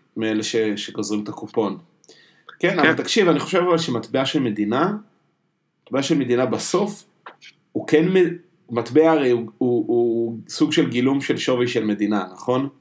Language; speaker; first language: Hebrew; native; Hebrew